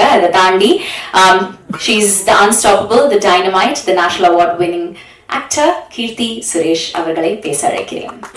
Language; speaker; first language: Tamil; native; Tamil